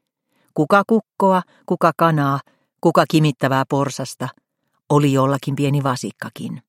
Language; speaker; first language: Finnish; native; Finnish